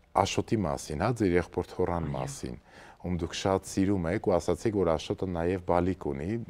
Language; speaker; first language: Armenian; native; Armenian